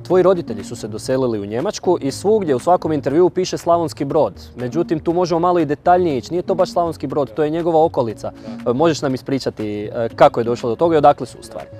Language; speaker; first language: Croatian; native; Croatian